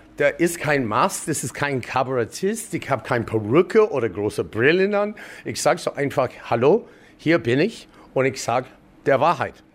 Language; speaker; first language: German; non-native, learner; English